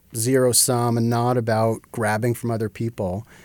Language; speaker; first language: English; native; English